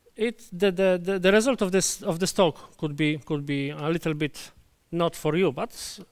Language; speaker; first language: English; non-native, fluent; Polish